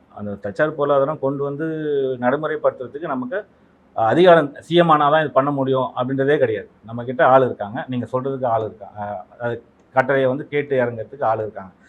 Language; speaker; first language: Tamil; non-native, local second language; Telugu